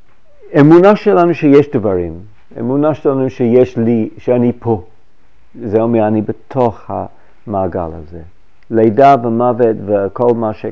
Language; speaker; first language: Hebrew; non-native, fluent; English